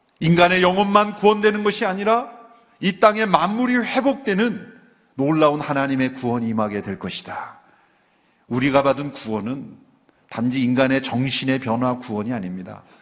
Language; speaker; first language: Korean; native; Korean